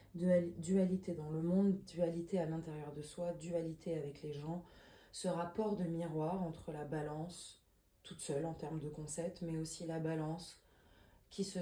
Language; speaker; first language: French; native; French